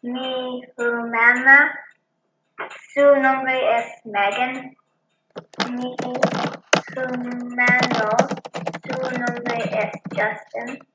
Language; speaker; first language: Spanish; non-native, learner; English